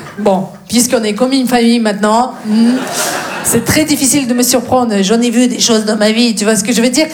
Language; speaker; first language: French; non-native, fluent; Russian